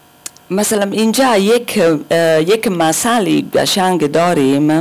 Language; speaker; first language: Persian; non-native, learner; German